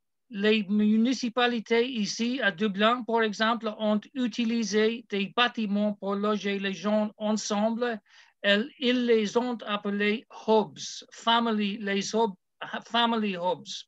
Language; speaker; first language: French; non-native, learner; English